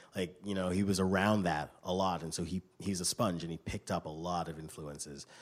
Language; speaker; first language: English; native; English